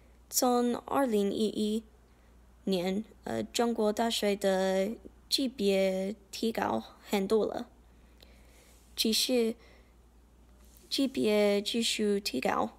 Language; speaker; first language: Chinese; non-native, learner; English